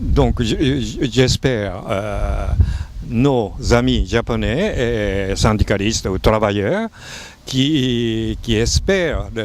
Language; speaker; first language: French; non-native, fluent; Japanese